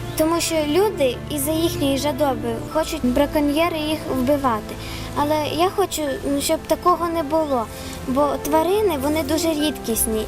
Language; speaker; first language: Ukrainian; non-native, local second language; Russian